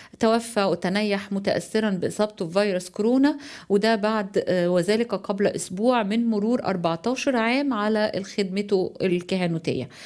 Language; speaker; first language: Arabic; native; Arabic